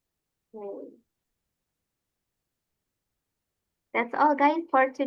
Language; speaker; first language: English; non-native, fluent; Indonesian